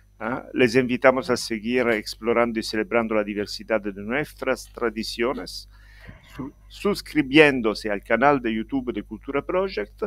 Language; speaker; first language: Spanish; non-native, fluent; Italian